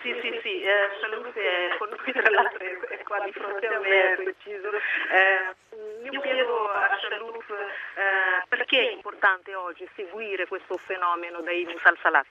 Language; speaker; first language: Italian; non-native, fluent; Portuguese